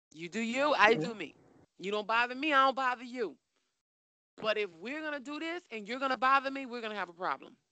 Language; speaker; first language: English; native; English